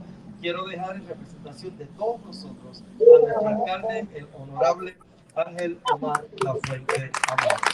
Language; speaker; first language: Spanish; native; Spanish